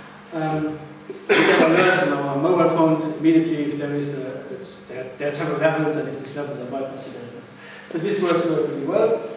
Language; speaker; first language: English; non-native, fluent; Luxembourgish